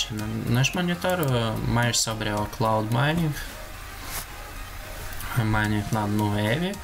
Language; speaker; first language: Portuguese; non-native, learner; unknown